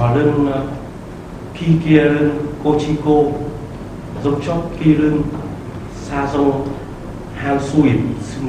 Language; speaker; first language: Korean; non-native, learner; Vietnamese